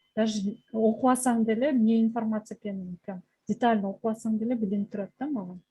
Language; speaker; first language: Russian; non-native, local second language; Kyrgyz